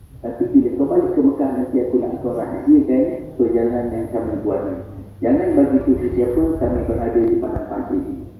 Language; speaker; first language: Malay; native; Malay